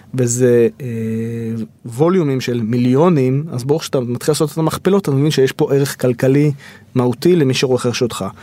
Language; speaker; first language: Hebrew; native; Hebrew